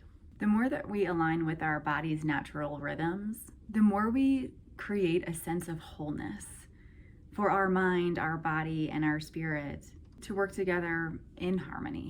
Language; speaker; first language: English; native; English